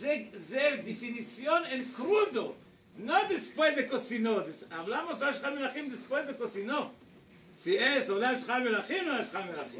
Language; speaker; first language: Spanish; non-native, learner; Hebrew